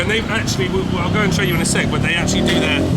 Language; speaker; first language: English; native; English